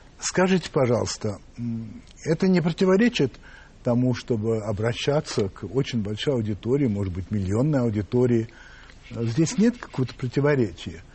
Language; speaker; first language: Russian; non-native, fluent; English